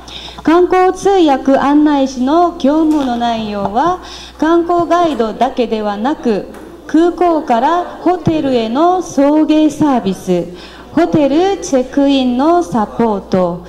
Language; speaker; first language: Japanese; non-native, fluent; Korean